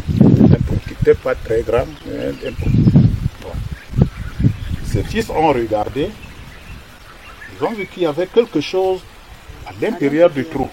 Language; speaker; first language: French; non-native, local second language; Basaa